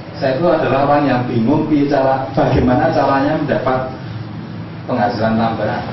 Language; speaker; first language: Indonesian; native; Indonesian